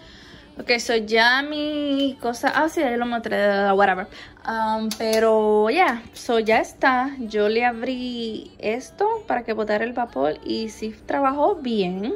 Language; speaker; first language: Spanish; early bilingual, heritage; Spanish